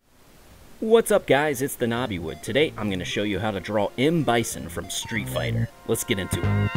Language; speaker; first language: English; native; English